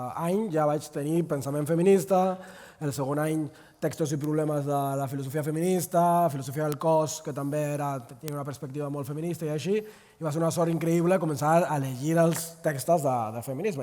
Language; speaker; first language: Catalan; non-native, local second language; Spanish